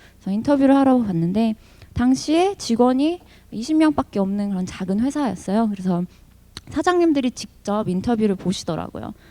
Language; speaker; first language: Korean; early bilingual, heritage; Korean